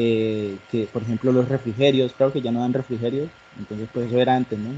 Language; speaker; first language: Spanish; native; Spanish